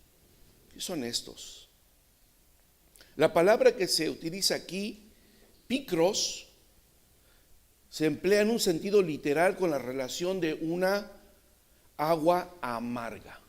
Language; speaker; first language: Spanish; native; Spanish